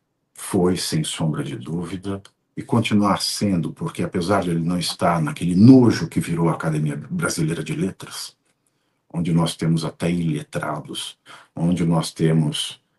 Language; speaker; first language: Portuguese; native; Portuguese